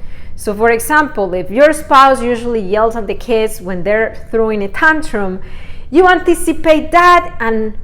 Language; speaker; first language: English; non-native, fluent; Spanish